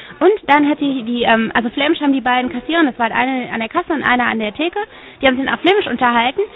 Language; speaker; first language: German; native; German